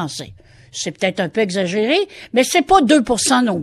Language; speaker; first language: French; native; French